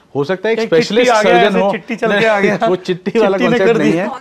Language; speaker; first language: Hindi; native; Hindi